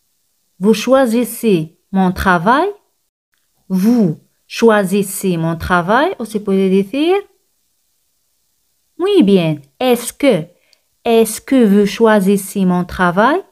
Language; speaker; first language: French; non-native, fluent; Spanish